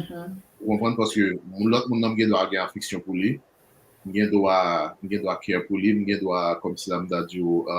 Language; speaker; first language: Haitian Creole; early bilingual, heritage; Haitian Creole